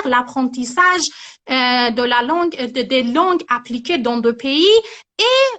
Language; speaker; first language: French; non-native, learner; Persian